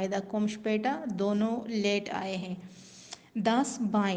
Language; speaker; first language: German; non-native, learner; Urdu